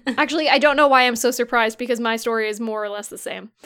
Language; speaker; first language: English; early bilingual, other home language; Ukrainian